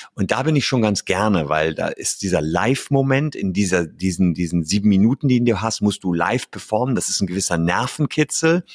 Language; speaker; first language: German; native; German